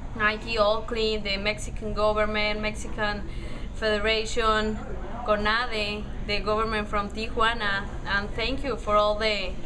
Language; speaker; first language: English; non-native, fluent; Spanish